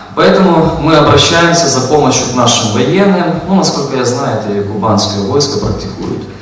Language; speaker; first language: Russian; non-native, local second language; Ukrainian